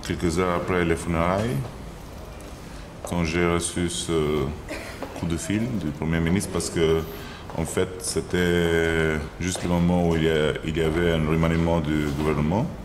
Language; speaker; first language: French; non-native, fluent; Albanian